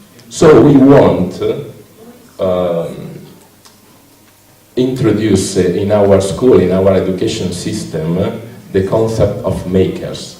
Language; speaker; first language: English; non-native, learner; Italian